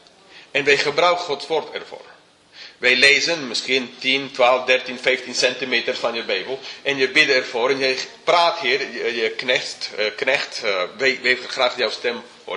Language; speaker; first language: Dutch; non-native, fluent; English